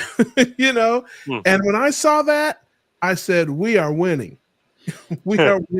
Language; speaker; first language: English; native; English